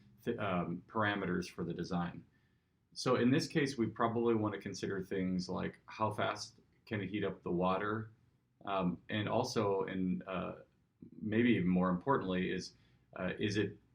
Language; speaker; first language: English; native; English